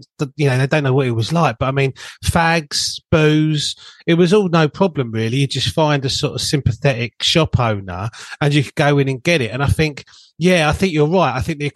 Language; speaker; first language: English; native; English